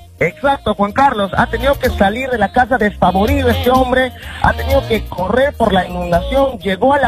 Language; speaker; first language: Spanish; native; Spanish